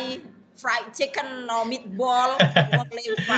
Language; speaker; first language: English; non-native, fluent; Indonesian